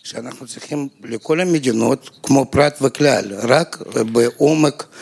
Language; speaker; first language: Hebrew; non-native, fluent; Russian